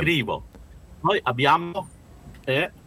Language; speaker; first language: Italian; non-native, learner; Russian